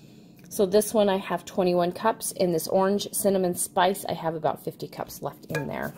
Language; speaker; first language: English; native; English